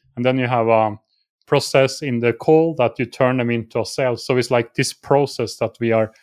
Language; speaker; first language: English; non-native, fluent; Norwegian